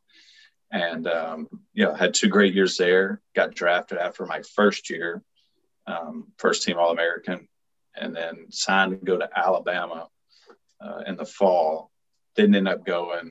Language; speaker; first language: English; native; English